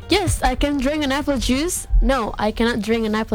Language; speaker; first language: English; non-native, learner; Indonesian